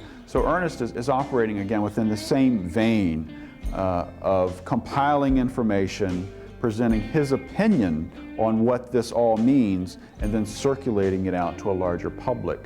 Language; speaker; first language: English; native; English